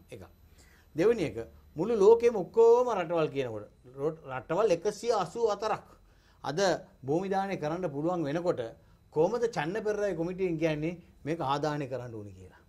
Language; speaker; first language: Sinhala; non-native, local second language; Tamil